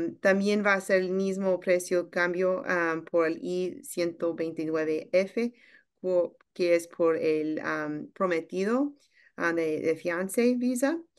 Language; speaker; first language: Spanish; non-native, learner; English